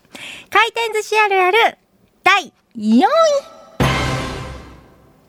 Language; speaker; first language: Japanese; native; Japanese